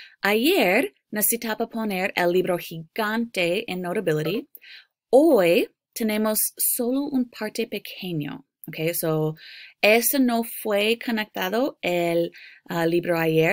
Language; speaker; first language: Spanish; non-native, fluent; English